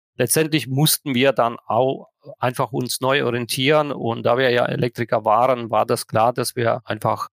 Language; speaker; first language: German; non-native, fluent; Russian